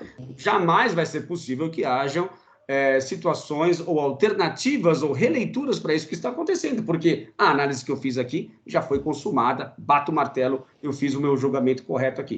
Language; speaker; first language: Portuguese; native; Portuguese